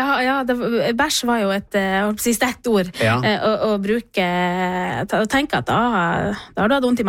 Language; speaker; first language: Norwegian; native; Norwegian